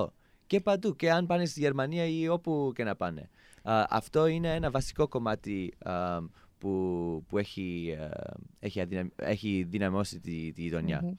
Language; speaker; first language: Greek; non-native, fluent; English